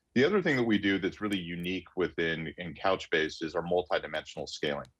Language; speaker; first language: English; native; English